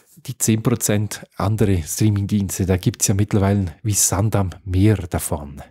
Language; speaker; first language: German; native; German